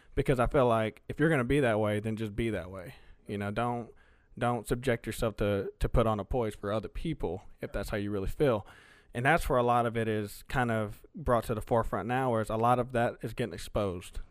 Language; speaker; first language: English; early bilingual, other home language; Spanish